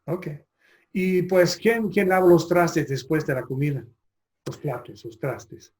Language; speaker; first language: Spanish; non-native, fluent; English